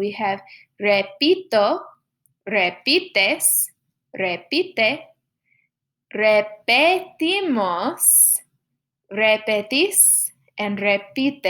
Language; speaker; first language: Spanish; non-native, fluent; English